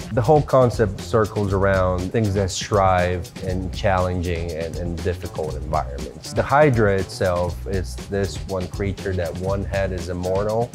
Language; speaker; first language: English; non-native, fluent; Portuguese